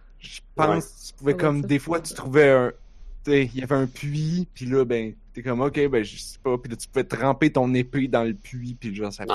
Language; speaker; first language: French; native; French